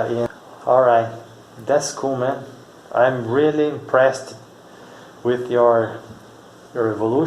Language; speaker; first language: English; non-native, fluent; Portuguese